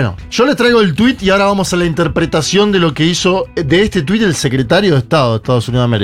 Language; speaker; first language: Spanish; native; Spanish